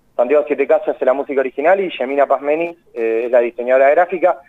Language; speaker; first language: Spanish; native; Spanish